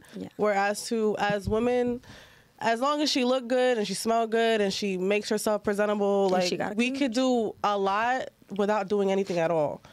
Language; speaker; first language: English; native; English